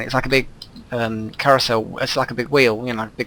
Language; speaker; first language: English; native; English